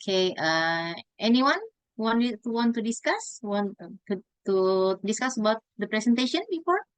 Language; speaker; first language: English; non-native, fluent; Indonesian